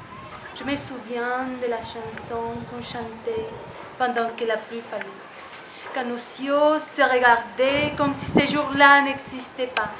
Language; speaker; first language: French; non-native, fluent; Spanish